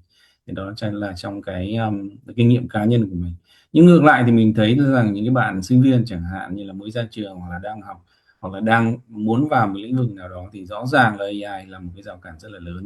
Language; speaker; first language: Vietnamese; native; Vietnamese